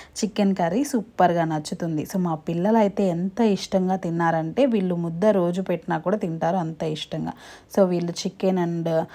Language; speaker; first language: Telugu; non-native, local second language; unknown